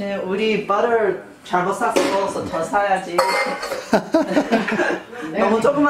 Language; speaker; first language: Korean; early bilingual, heritage; Korean